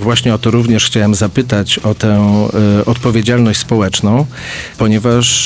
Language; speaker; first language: Polish; native; Polish